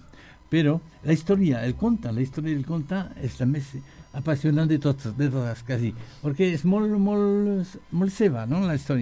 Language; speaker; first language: Catalan; non-native, learner; French